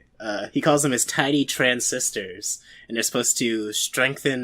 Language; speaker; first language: English; native; English